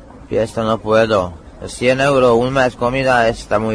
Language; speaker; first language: Spanish; non-native, learner; Hungarian